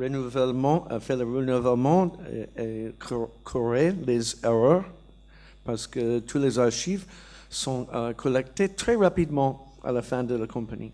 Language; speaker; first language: French; non-native, learner; English